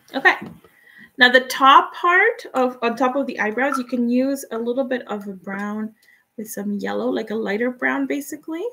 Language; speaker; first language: English; non-native, fluent; Spanish